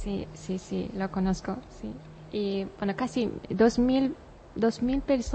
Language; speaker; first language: Spanish; non-native, learner; Japanese